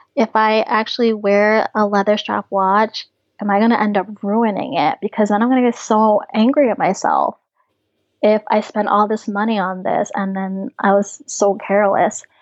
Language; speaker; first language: English; native; English